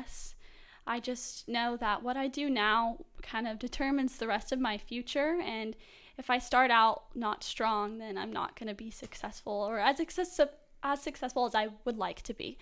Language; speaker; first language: English; native; English